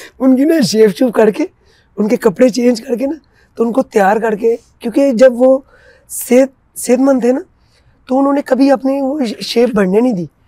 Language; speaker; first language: Urdu; non-native, local second language; Punjabi